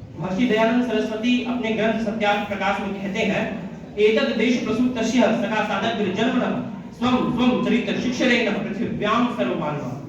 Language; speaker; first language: Hindi; native; Hindi